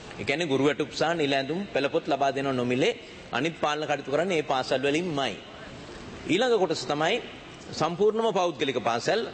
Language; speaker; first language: Sinhala; native; Sinhala